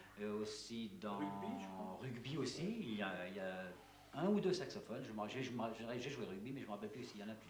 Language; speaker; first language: French; native; French